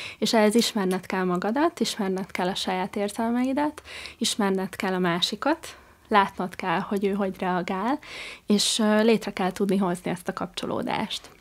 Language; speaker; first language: Hungarian; non-native, fluent; English